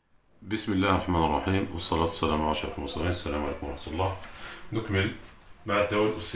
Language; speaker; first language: Arabic; native; Arabic